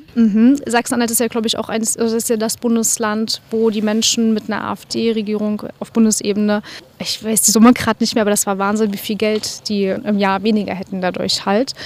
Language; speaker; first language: German; native; German